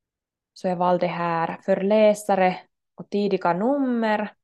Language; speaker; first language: Swedish; non-native, local second language; Finnish